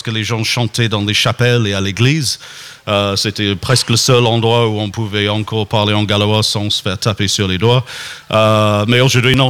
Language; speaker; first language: French; non-native, fluent; English